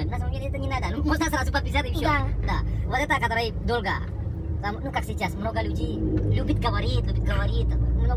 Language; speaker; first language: Russian; non-native, learner; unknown